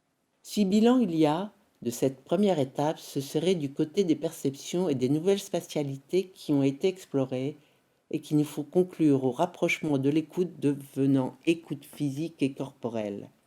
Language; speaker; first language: French; native; French